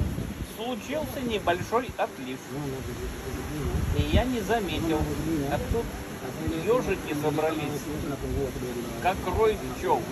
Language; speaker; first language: Russian; native; Russian